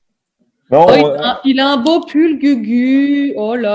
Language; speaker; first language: French; native; French